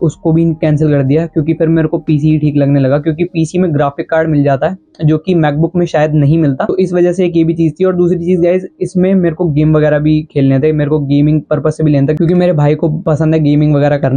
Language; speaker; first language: Hindi; native; Hindi